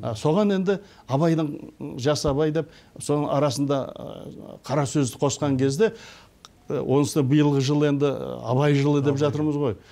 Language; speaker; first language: Kazakh; early bilingual, heritage; Kazakh